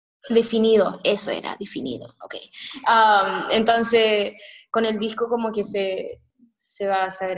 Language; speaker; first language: Spanish; early bilingual, heritage; Spanish